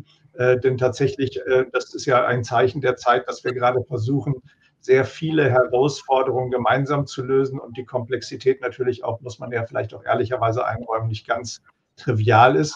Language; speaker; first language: German; native; German